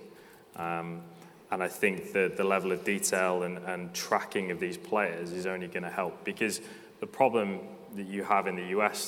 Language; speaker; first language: English; native; English